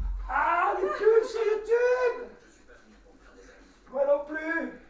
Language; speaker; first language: French; native; French